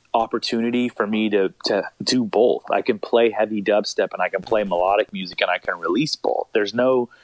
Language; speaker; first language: English; native; English